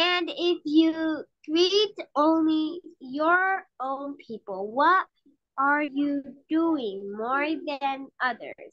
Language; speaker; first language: English; non-native, learner; Spanish